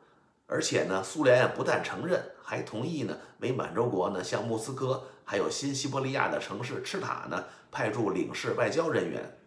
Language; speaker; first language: Chinese; native; Chinese